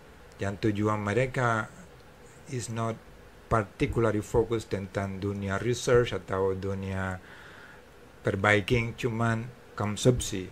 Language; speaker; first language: Indonesian; non-native, fluent; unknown